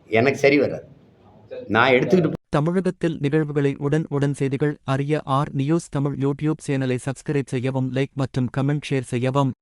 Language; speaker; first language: Tamil; native; Tamil